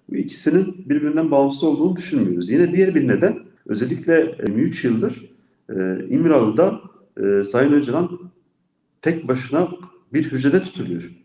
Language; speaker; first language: Turkish; non-native, local second language; Kurdish